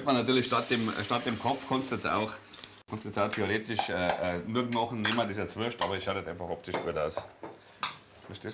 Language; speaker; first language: German; native; German